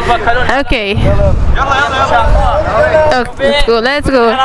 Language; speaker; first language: English; non-native, learner; Arabic